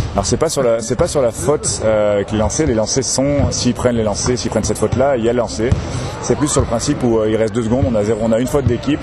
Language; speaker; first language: French; native; French